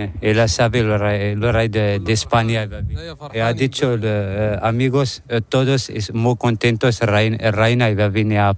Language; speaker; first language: Spanish; non-native, learner; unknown